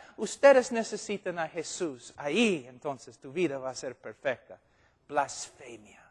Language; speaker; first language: Spanish; non-native, fluent; English